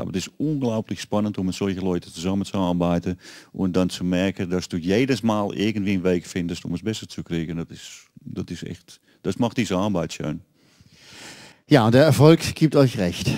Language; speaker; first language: German; non-native, learner; Dutch